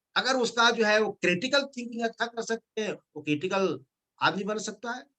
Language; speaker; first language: Hindi; non-native, local second language; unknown